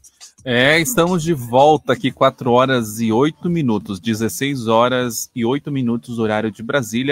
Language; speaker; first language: Portuguese; native; Portuguese